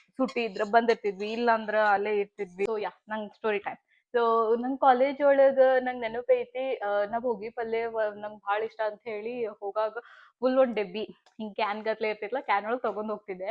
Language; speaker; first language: Kannada; native; Kannada